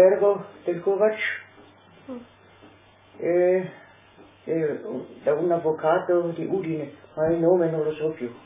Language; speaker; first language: Italian; non-native, local second language; Slovenian